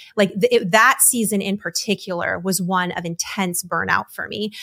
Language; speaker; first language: English; native; English